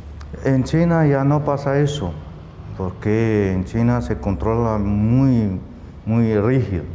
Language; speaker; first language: Spanish; non-native, fluent; Chinese